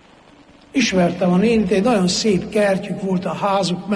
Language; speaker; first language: Hungarian; native; Hungarian